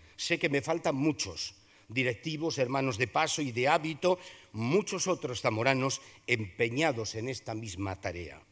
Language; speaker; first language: Spanish; native; Spanish